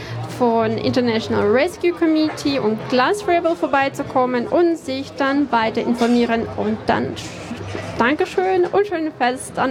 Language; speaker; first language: German; non-native, fluent; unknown